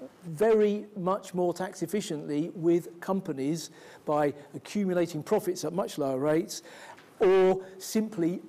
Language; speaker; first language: English; native; English